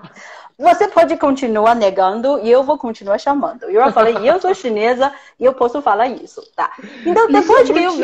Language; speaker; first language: Portuguese; non-native, fluent; Chinese